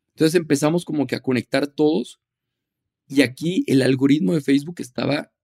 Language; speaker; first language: Spanish; native; Spanish